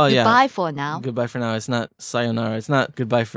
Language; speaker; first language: English; native; English